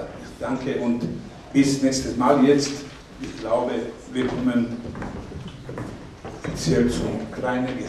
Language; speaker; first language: German; non-native, learner; Slovak